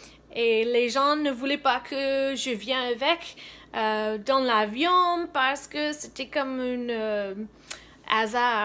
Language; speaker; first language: French; non-native, fluent; English